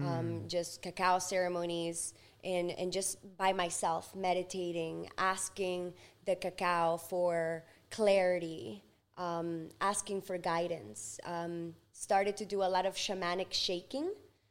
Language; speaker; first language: English; non-native, fluent; Spanish